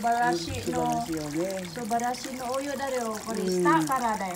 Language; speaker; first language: Japanese; non-native, learner; Cebuano